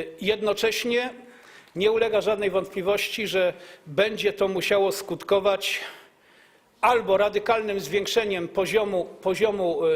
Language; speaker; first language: Polish; native; Polish